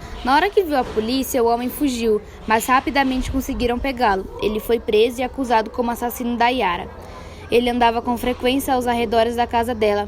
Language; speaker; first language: Portuguese; native; Portuguese